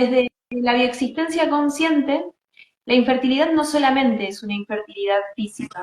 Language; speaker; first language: Spanish; native; Spanish